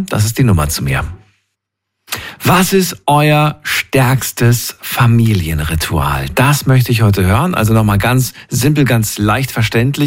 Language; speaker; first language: German; native; German